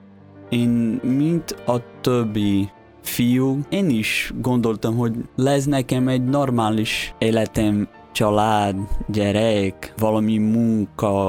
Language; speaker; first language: Hungarian; non-native, fluent; Portuguese